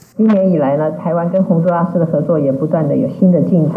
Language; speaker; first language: Chinese; native; Chinese